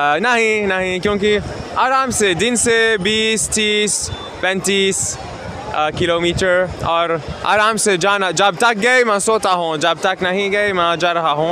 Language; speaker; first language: Hindi; non-native, learner; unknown